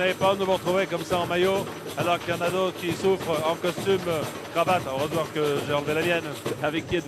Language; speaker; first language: French; native; French